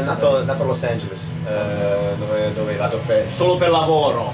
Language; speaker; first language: Italian; non-native, learner; English